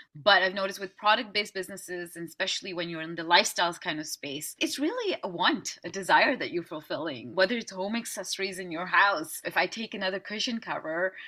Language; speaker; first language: English; early bilingual, other home language; Dutch